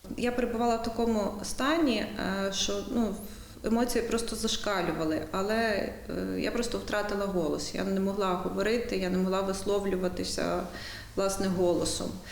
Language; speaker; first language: Ukrainian; native; Ukrainian